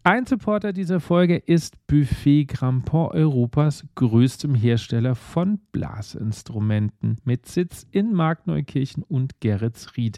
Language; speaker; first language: German; native; German